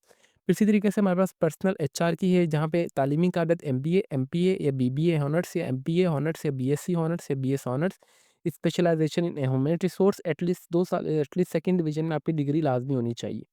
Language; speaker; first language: Hindi; non-native, local second language; Punjabi